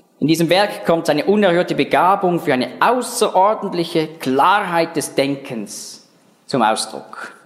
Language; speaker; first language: German; native; German